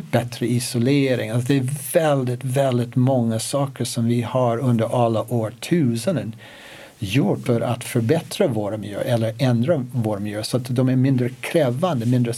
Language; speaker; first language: Swedish; non-native, fluent; English